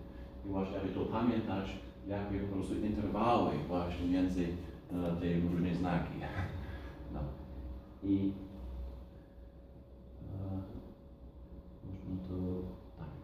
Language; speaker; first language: Polish; non-native, fluent; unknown